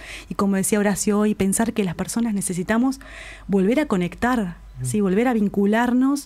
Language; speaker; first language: Spanish; native; Spanish